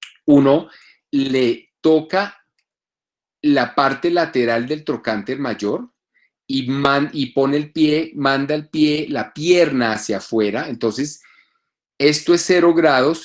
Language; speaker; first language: Spanish; native; Spanish